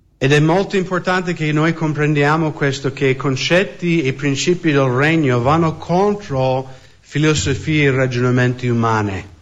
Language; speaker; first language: Italian; non-native, fluent; English